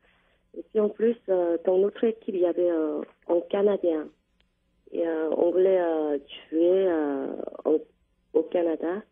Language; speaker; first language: French; non-native, learner; Korean